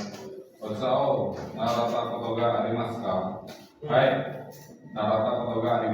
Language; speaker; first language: Japanese; non-native, learner; Indonesian